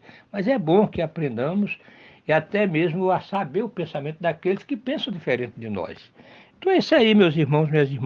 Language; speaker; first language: Portuguese; native; Portuguese